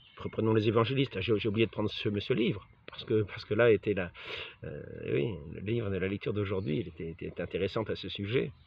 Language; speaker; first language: French; native; French